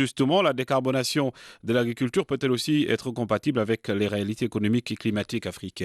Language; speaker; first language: French; non-native, local second language; Arabic